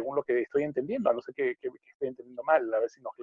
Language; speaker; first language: Spanish; native; Spanish